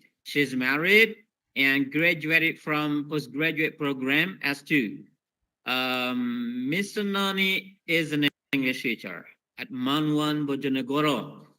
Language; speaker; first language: English; non-native, fluent; Indonesian